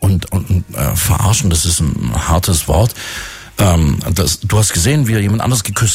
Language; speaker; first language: German; native; German